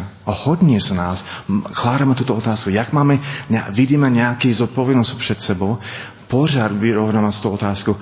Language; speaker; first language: Czech; non-native, learner; English